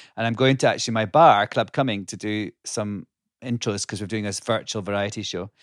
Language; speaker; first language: English; native; English